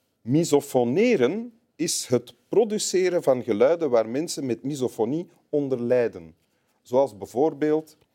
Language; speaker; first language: Dutch; native; Dutch